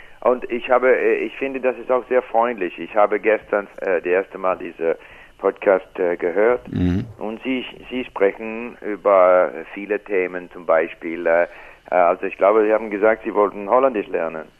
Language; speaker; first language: German; non-native, learner; English